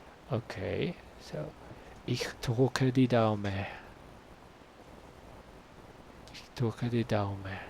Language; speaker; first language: German; non-native, learner; Spanish